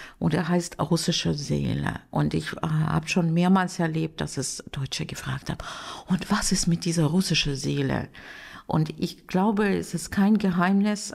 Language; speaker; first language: German; non-native, fluent; Russian